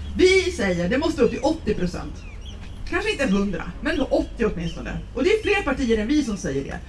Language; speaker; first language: Swedish; native; Swedish